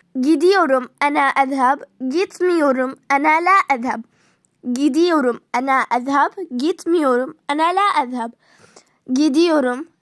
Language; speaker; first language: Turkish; non-native, fluent; Arabic